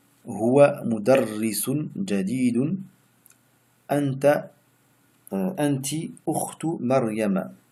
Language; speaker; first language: Arabic; non-native, fluent; French